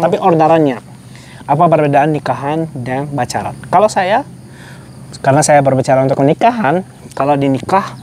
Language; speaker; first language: Indonesian; non-native, fluent; Arabic